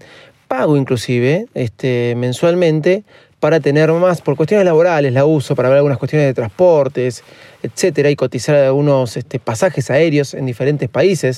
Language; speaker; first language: Spanish; native; Spanish